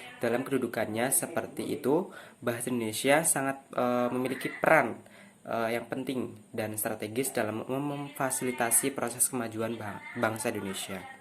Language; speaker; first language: Indonesian; native; Indonesian